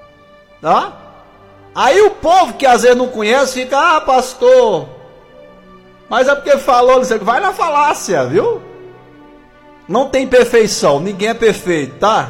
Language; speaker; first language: Portuguese; native; Portuguese